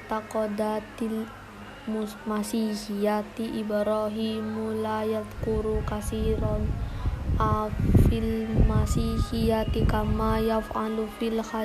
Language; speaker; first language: Arabic; non-native, learner; Indonesian